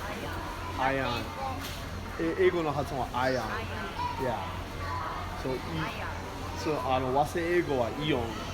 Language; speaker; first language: Japanese; non-native, learner; English